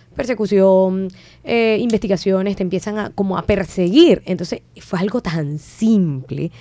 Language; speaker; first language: Spanish; native; Spanish